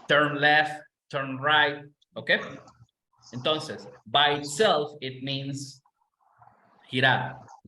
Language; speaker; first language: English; non-native, fluent; Spanish